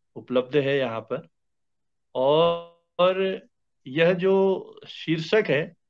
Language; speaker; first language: Hindi; native; Hindi